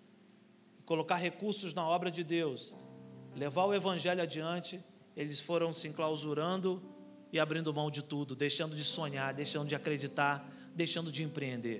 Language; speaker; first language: Portuguese; native; Portuguese